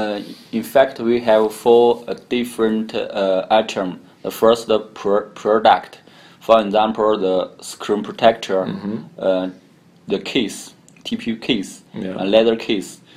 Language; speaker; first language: English; non-native, learner; Chinese